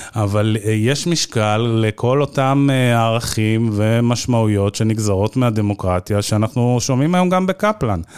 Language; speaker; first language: Hebrew; early bilingual, other home language; Arabic